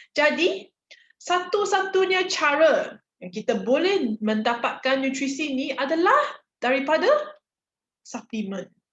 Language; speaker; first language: Malay; non-native, local second language; Chinese